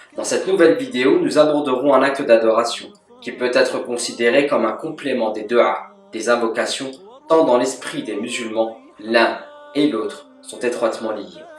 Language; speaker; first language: French; native; French